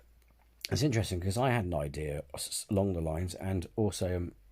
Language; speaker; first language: English; native; English